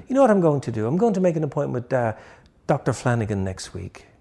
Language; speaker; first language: English; native; English